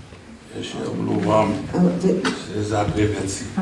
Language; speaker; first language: Slovak; non-native, fluent; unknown